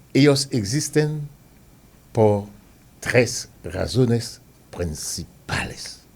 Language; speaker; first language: Spanish; non-native, fluent; Haitian Creole